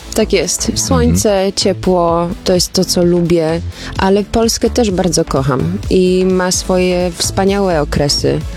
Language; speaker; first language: Polish; early bilingual, heritage; Polish